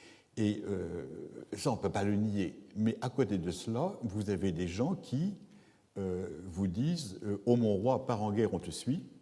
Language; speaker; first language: French; native; French